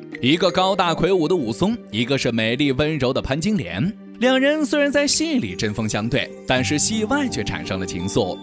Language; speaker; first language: Chinese; native; Chinese